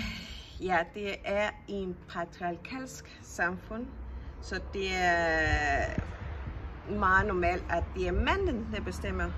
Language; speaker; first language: Danish; non-native, fluent; Spanish